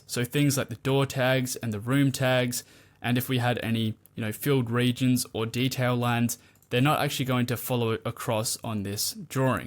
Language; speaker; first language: English; native; English